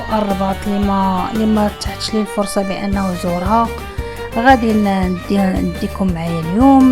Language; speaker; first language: Arabic; native; Arabic